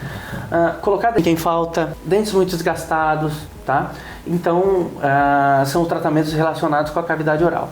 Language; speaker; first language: Portuguese; native; Portuguese